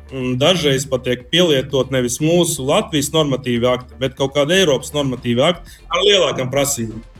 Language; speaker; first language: Latvian; non-native, local second language; Russian